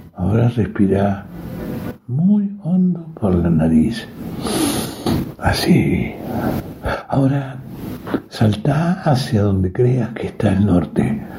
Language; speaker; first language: Spanish; native; Spanish